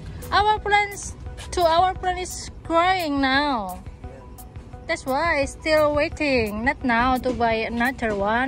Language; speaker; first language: English; non-native, learner; Indonesian